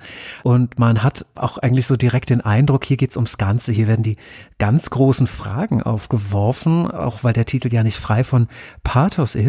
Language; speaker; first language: German; native; German